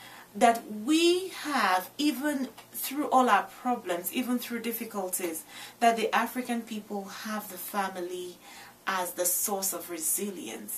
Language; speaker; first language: English; non-native, local second language; Igbo